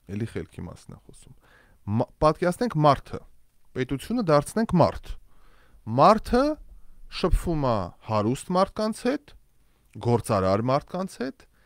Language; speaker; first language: Armenian; native; Armenian